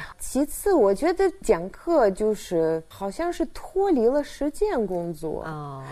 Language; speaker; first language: Chinese; non-native, fluent; Russian